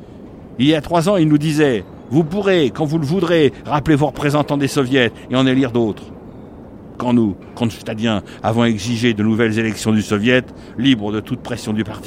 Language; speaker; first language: French; native; French